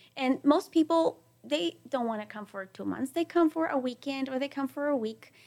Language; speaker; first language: English; non-native, fluent; Spanish